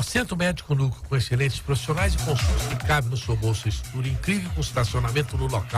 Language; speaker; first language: Portuguese; native; Portuguese